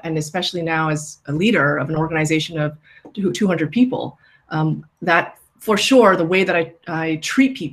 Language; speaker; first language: English; native; English